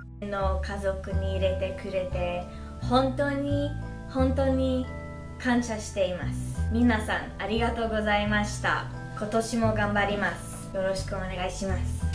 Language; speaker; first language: Japanese; non-native, learner; English